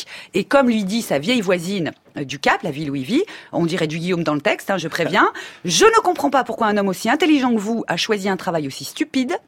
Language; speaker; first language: French; native; French